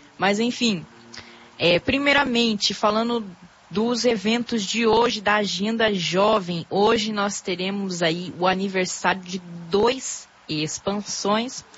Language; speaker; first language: Portuguese; native; Portuguese